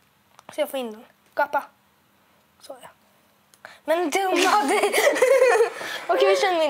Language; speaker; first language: Swedish; native; Swedish